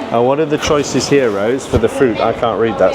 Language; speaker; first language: English; native; English